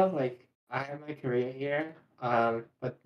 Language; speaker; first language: English; non-native, fluent; Chinese